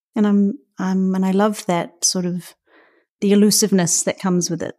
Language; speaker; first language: English; native; English